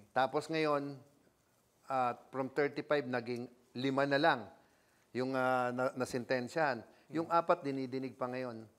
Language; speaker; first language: Filipino; native; Filipino